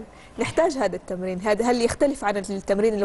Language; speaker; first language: Arabic; native; Arabic